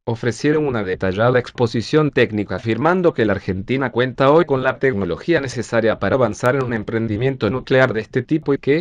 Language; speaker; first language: Spanish; native; Spanish